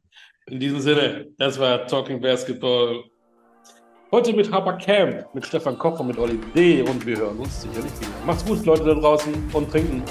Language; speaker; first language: German; native; German